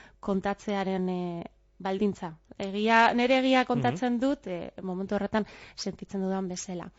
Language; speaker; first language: Basque; non-native, local second language; Spanish